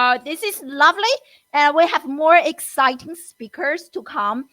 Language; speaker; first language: English; non-native, fluent; Chinese